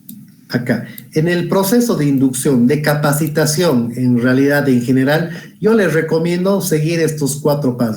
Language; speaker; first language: Spanish; native; Spanish